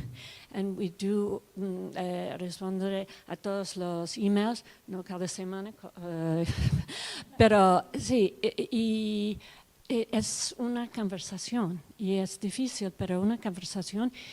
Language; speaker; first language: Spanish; non-native, learner; English